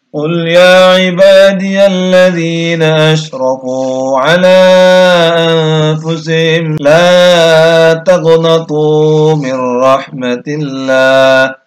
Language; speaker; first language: Arabic; non-native, learner; Indonesian